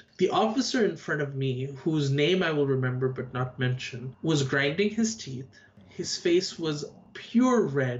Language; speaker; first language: English; native; English